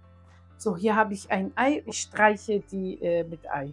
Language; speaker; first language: German; non-native, learner; Aramaic